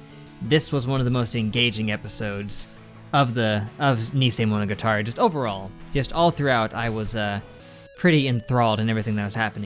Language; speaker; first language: English; native; English